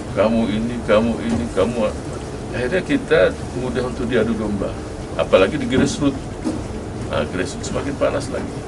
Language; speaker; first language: Indonesian; native; Indonesian